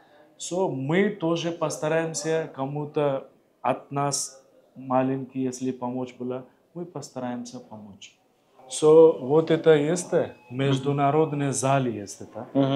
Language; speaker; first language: Russian; non-native, learner; Hindi